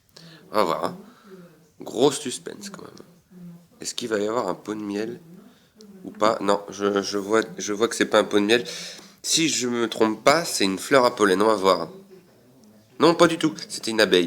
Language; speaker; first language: French; native; French